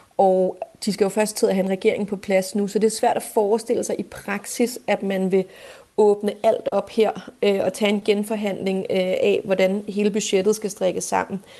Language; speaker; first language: Danish; native; Danish